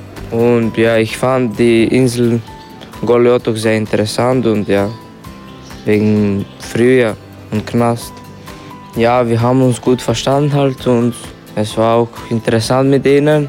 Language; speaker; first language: German; early bilingual, other home language; Croatian